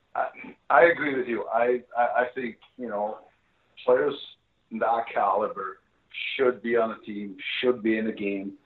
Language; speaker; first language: English; non-native, fluent; Czech